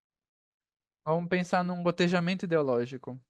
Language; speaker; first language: Portuguese; non-native, fluent; Spanish